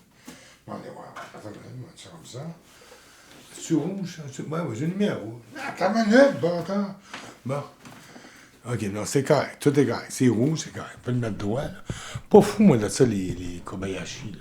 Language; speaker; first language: French; native; French